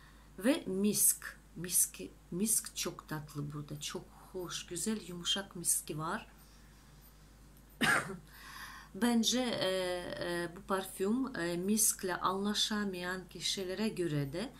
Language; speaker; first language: Turkish; non-native, fluent; Russian